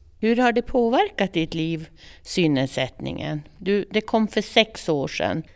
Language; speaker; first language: Swedish; native; Swedish